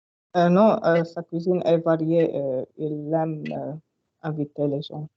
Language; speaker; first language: French; non-native, learner; Arabic